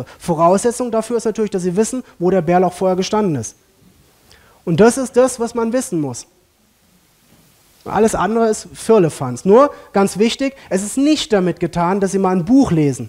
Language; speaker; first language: German; native; German